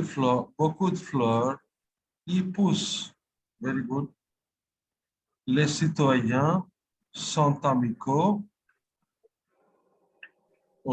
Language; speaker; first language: French; non-native, fluent; Bangla